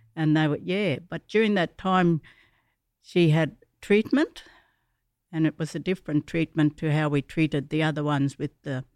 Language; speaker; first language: English; native; English